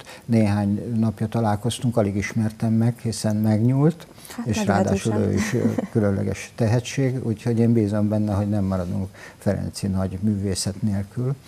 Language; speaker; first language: Hungarian; native; Hungarian